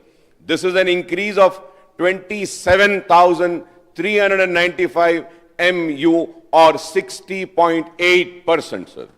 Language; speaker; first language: English; non-native, local second language; Urdu